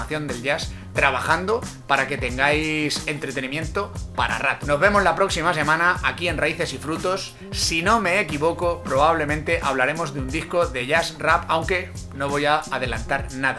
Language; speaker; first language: Spanish; native; Spanish